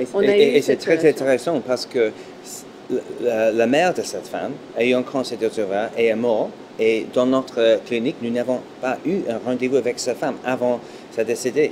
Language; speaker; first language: French; non-native, fluent; English